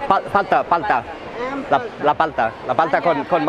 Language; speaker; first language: Spanish; non-native, learner; English